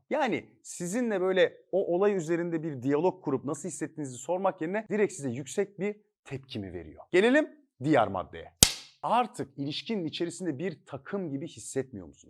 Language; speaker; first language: Turkish; native; Turkish